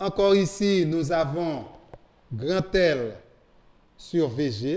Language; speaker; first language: French; non-native, local second language; Haitian Creole